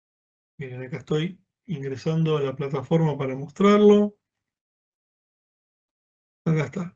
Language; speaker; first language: Spanish; native; Spanish